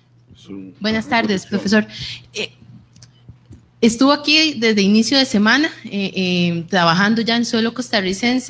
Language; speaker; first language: Spanish; native; Spanish